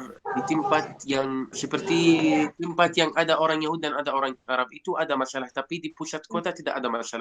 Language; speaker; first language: Indonesian; non-native, fluent; Arabic